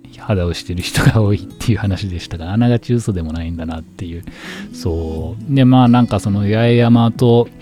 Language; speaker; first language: Japanese; native; Japanese